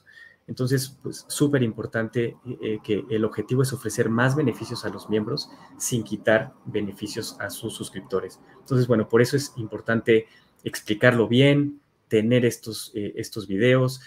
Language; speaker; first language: Spanish; native; Spanish